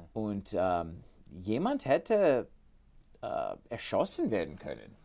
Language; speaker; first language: German; non-native, learner; English